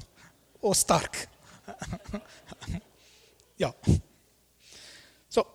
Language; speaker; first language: Swedish; non-native, fluent; Armenian